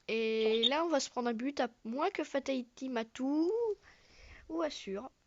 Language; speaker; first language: French; native; French